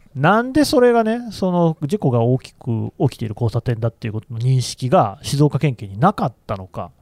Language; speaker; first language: Japanese; native; Japanese